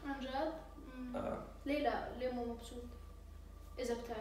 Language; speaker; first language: Arabic; native; Arabic